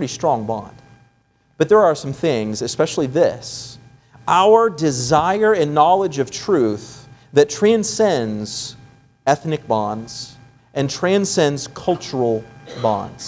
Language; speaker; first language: English; native; English